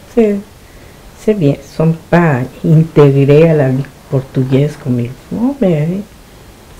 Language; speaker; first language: French; non-native, fluent; Spanish